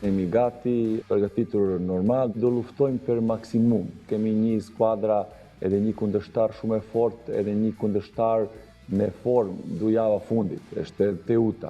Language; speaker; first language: Albanian; non-native, learner; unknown